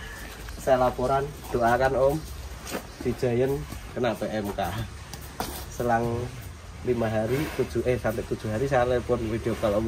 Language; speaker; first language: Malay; non-native, local second language; Javanese